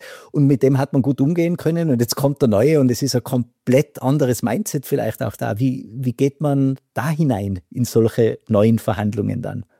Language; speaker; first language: German; native; German